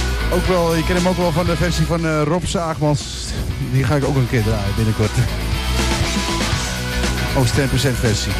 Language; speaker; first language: Dutch; native; Dutch